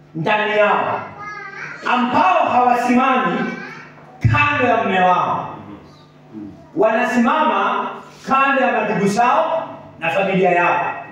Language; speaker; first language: Swahili; non-native, local second language; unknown